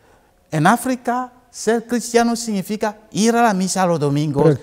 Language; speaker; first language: Spanish; non-native, fluent; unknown